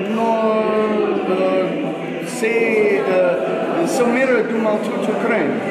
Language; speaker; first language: Russian; non-native, learner; English